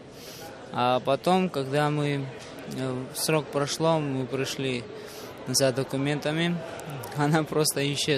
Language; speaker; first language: Russian; early bilingual, other home language; Armenian